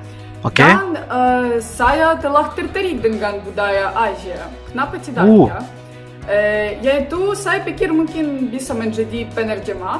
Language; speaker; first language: Indonesian; non-native, learner; Ukrainian